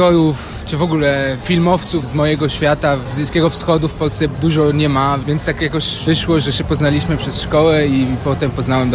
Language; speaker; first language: Polish; non-native, fluent; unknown